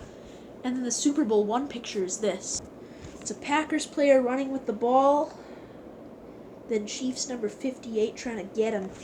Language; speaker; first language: English; native; English